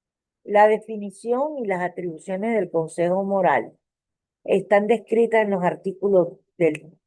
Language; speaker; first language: Spanish; native; Spanish